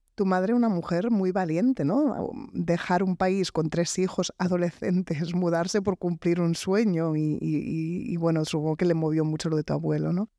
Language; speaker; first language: Spanish; native; Spanish